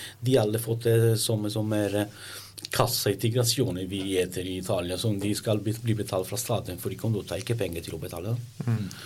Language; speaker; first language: Norwegian; non-native, learner; Italian